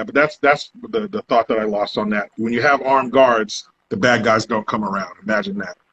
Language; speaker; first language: English; native; English